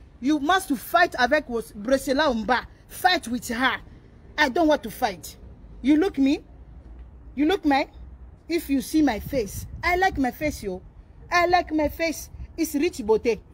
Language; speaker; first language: English; non-native, learner; Lingala